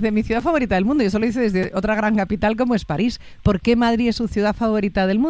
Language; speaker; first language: Spanish; native; Spanish